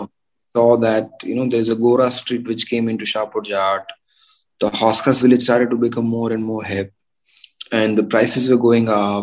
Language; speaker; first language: English; non-native, local second language; Gujarati